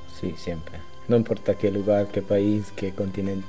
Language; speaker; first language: Spanish; non-native, learner; German